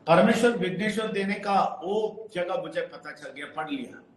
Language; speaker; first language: Hindi; non-native, local second language; Telugu